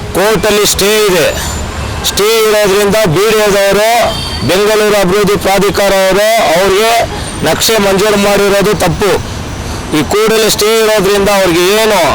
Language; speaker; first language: Kannada; native; Kannada